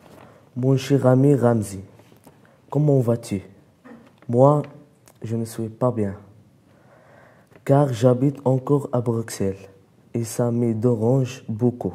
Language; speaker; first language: French; non-native, learner; Arabic